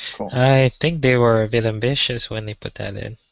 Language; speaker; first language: English; non-native, local second language; Chinese